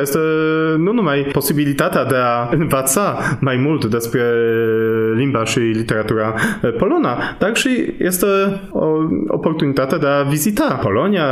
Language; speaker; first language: Romanian; non-native, fluent; Polish